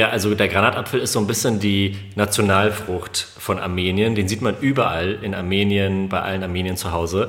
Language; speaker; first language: German; early bilingual, other home language; Armenian